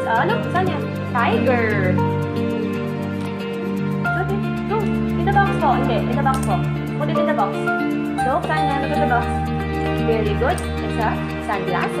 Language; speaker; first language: English; non-native, local second language; Filipino